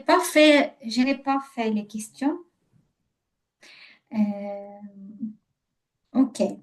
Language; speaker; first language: French; non-native, learner; Ukrainian